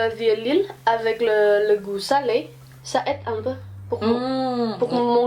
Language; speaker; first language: French; non-native, learner; Indonesian